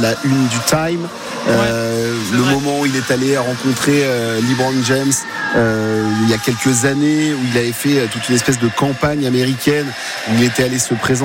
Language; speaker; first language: French; native; French